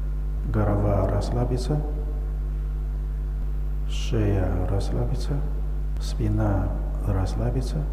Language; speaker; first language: Russian; non-native, learner; Chinese